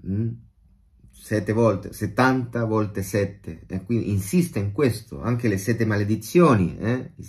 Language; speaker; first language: Italian; non-native, fluent; Spanish